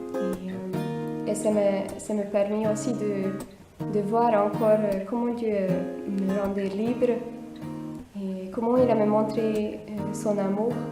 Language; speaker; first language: French; non-native, fluent; Hungarian